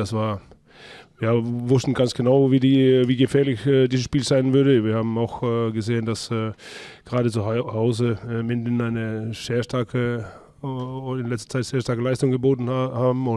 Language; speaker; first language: German; non-native, fluent; Icelandic